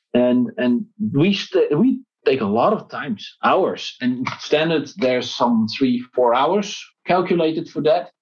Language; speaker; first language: English; non-native, fluent; Dutch